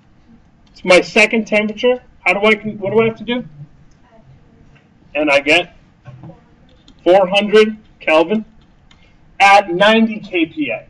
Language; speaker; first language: English; native; English